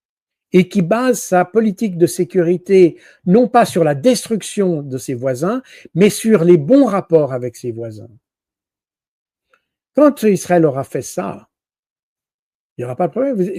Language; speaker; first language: French; native; French